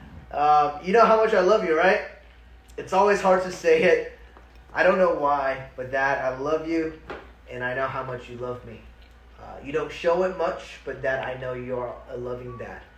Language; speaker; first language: English; early bilingual, other home language; Chinese